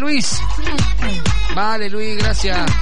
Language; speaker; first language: Spanish; native; Spanish